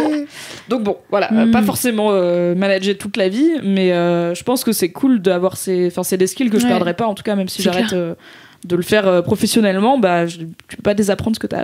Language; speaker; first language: French; native; French